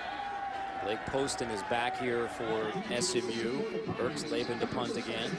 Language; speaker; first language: English; native; English